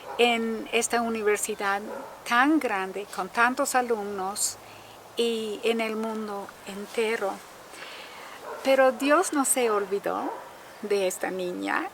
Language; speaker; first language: Spanish; non-native, fluent; English